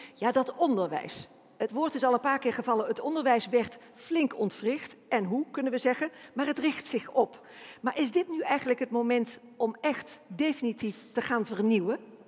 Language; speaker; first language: Dutch; native; Dutch